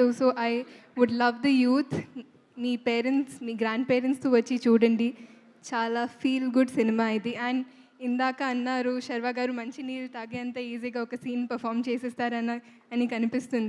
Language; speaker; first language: Telugu; non-native, fluent; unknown